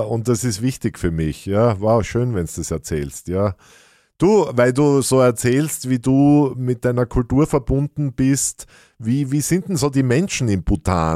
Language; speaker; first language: German; native; German